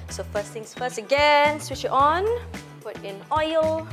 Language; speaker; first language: English; non-native, local second language; Malay